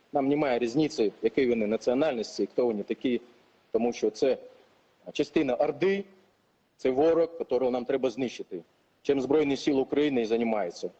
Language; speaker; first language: Ukrainian; non-native, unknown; Chechen